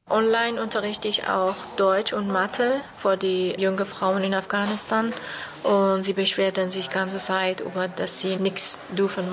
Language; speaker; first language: German; non-native, fluent; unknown